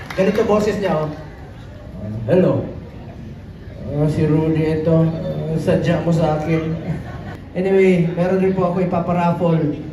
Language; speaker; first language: Filipino; non-native, local second language; Cebuano